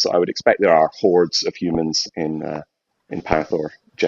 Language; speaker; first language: English; native; English